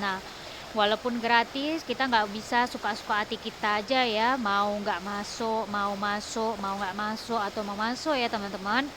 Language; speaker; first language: Indonesian; native; Indonesian